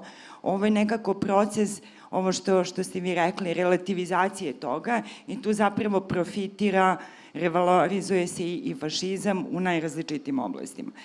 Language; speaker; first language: Serbian; native; Serbian